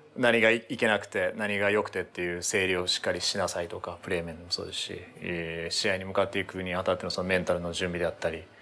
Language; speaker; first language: Japanese; native; Japanese